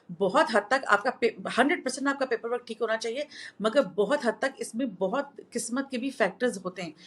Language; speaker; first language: Urdu; native; Urdu